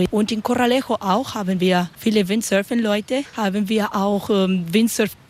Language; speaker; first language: German; non-native, learner; Spanish